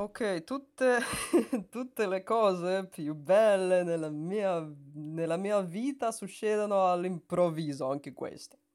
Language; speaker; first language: Italian; non-native, learner; Russian